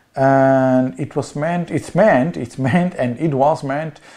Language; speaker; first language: English; non-native, learner; Slovenian